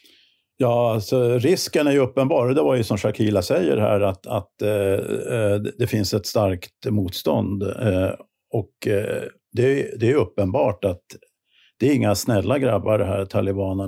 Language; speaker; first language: Swedish; native; Swedish